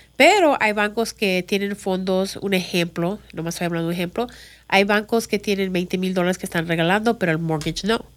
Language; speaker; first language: Spanish; early bilingual, other home language; English